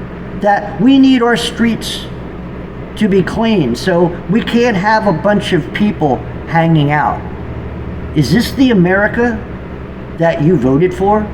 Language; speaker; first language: English; native; English